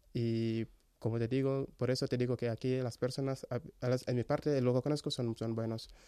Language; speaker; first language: Spanish; non-native, learner; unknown